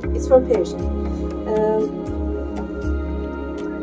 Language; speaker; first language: English; non-native, fluent; Persian